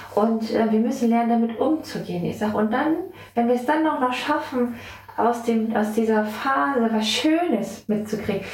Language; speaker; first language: German; native; German